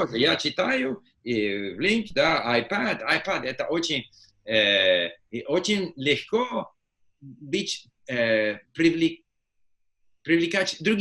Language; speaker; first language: Russian; non-native, fluent; English